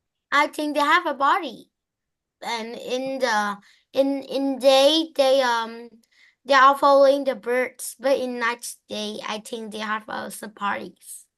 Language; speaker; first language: English; non-native, learner; Vietnamese